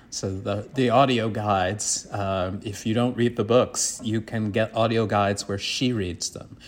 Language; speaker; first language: English; native; English